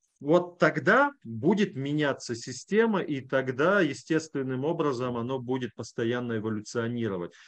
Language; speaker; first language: Russian; native; Russian